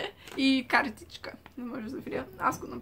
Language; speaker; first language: Bulgarian; early bilingual, heritage; Bulgarian